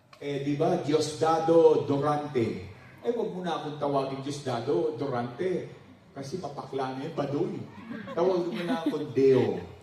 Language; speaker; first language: Filipino; non-native, local second language; Pampanga